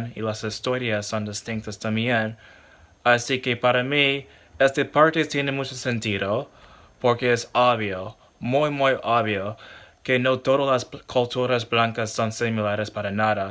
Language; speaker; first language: Spanish; non-native, learner; English